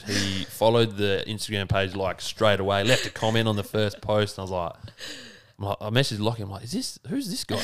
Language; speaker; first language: English; native; English